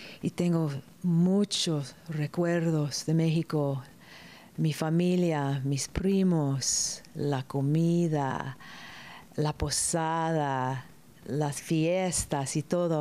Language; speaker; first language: Spanish; early bilingual, heritage; Spanish